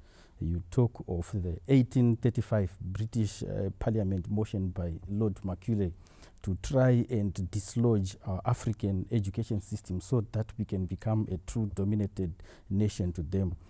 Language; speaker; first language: English; non-native, local second language; Shona